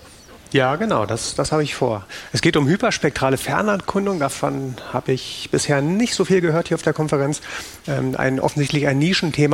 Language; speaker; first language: German; native; German